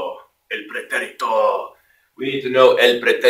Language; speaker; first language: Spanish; non-native, fluent; English